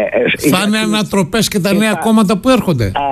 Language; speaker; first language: Greek; native; Greek